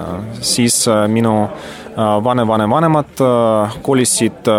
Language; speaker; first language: Estonian; non-native, learner; Russian